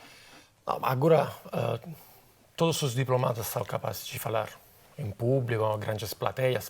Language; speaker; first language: Portuguese; non-native, fluent; Italian